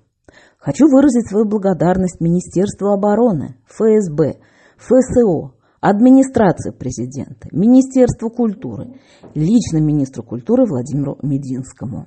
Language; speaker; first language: Russian; native; Russian